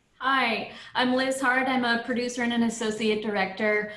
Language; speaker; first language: English; native; English